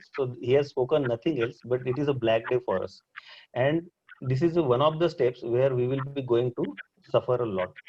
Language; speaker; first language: English; non-native, local second language; Marathi